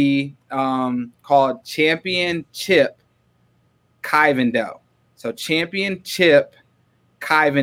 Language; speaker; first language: English; native; English